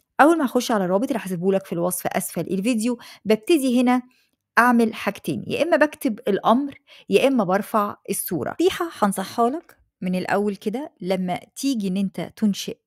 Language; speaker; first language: Arabic; native; Arabic